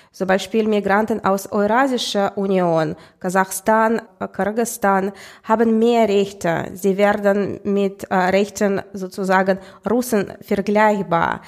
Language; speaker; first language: German; non-native, fluent; Russian